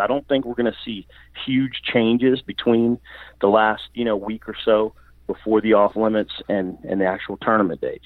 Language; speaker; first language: English; native; English